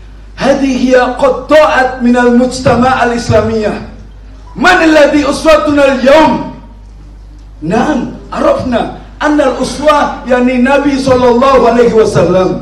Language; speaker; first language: Arabic; non-native, learner; Malay